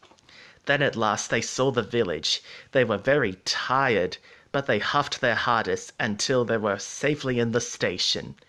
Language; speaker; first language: English; native; English